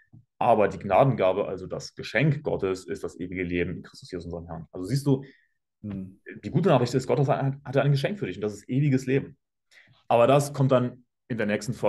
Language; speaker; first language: German; native; German